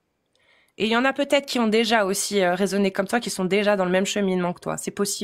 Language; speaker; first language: French; native; French